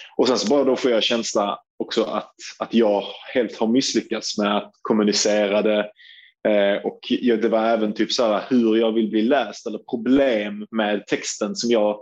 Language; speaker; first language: Swedish; early bilingual, other home language; Turkish